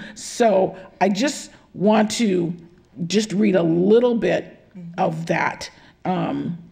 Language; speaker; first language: English; native; English